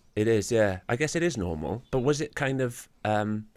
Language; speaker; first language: English; native; English